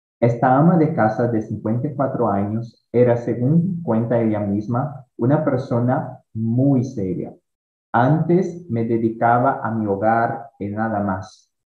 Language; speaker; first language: Spanish; non-native, fluent; Portuguese